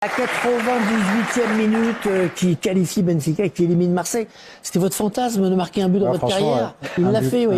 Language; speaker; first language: French; native; French